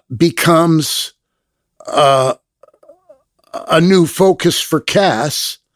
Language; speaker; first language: English; native; English